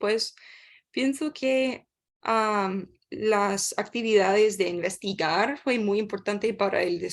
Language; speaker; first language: Spanish; non-native, learner; English